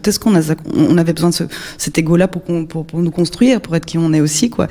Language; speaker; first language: French; native; French